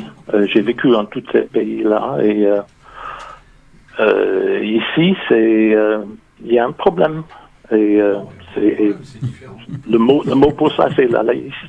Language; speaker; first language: French; non-native, fluent; English